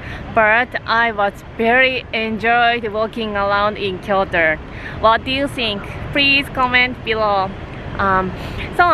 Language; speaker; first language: English; non-native, fluent; Japanese